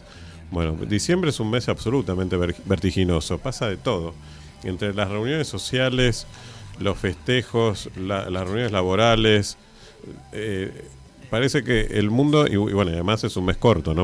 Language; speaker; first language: Spanish; native; Spanish